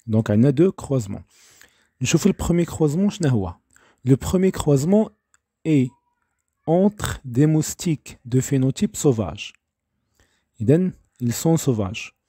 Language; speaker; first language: French; non-native, local second language; Arabic